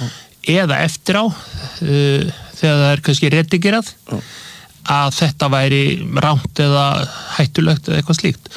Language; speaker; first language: Icelandic; native; Icelandic